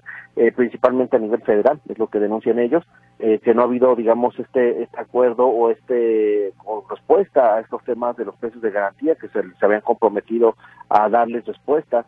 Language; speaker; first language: Spanish; native; Spanish